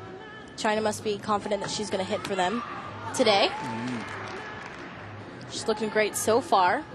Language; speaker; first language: English; native; English